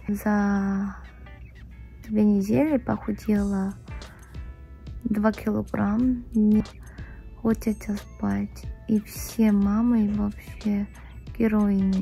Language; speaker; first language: Russian; non-native, fluent; Korean